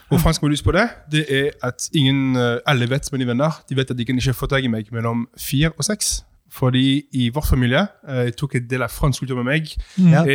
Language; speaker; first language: Norwegian; non-native, fluent; French